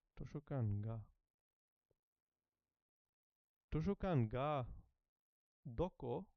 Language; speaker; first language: Japanese; non-native, learner; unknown